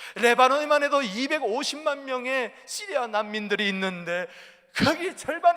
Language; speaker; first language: Korean; native; Korean